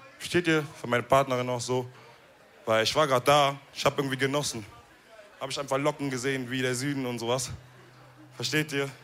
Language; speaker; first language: German; early bilingual, other home language; Wolof